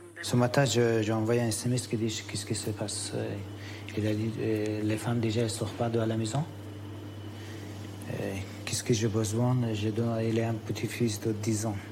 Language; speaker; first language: French; non-native, learner; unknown